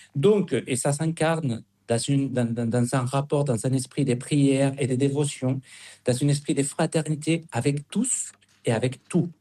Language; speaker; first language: French; non-native, fluent; Spanish